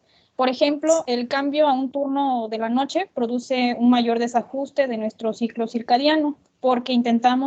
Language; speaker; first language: Spanish; native; Spanish